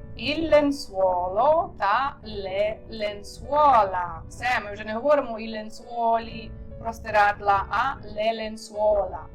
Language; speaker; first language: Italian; non-native, fluent; Ukrainian